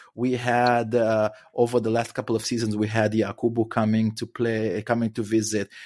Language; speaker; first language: English; non-native, fluent; Hebrew